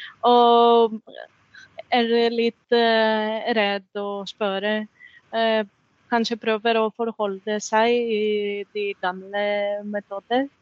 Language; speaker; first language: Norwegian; non-native, fluent; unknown